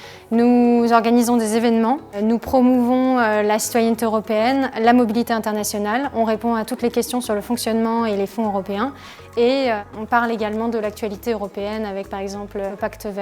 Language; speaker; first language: French; native; French